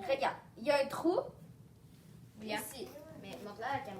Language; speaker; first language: French; native; French